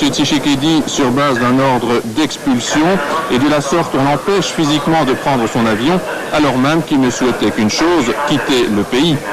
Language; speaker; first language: French; native; French